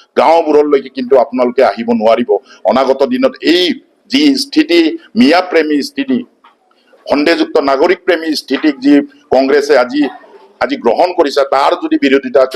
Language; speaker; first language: Assamese; non-native, local second language; Mising